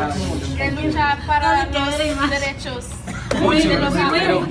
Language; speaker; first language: Spanish; non-native, learner; English